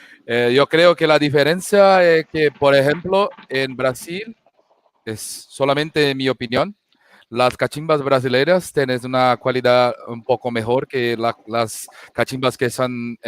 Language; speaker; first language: Spanish; non-native, fluent; Portuguese